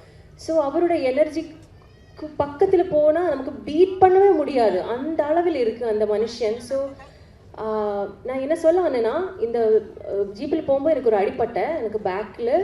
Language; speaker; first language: Tamil; non-native, learner; Malayalam